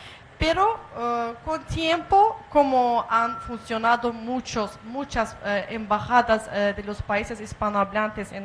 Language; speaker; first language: Spanish; non-native, fluent; Azerbaijani